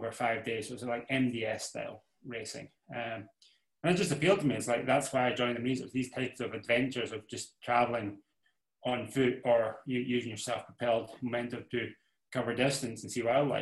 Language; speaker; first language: English; native; English